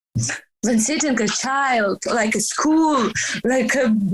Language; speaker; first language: English; non-native, learner; Ukrainian